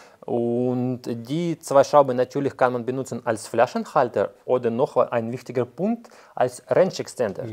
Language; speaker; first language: German; non-native, fluent; Ukrainian